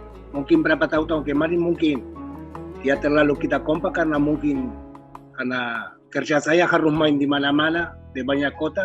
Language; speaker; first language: Indonesian; non-native, fluent; Spanish